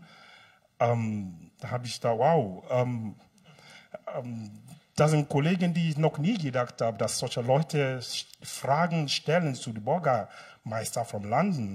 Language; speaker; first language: German; non-native, fluent; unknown